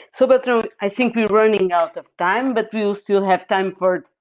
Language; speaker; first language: English; non-native, fluent; Portuguese